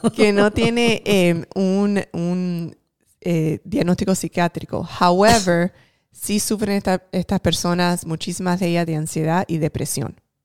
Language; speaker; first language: Spanish; early bilingual, other home language; English